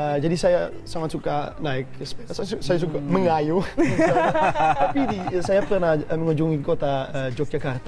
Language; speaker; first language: Indonesian; non-native, fluent; Dutch